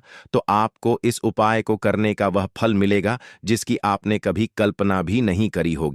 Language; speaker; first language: Hindi; native; Hindi